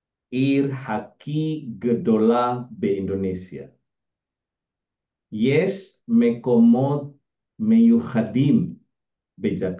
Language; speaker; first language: Hebrew; non-native, learner; Indonesian